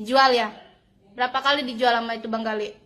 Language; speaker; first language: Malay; non-native, local second language; Sundanese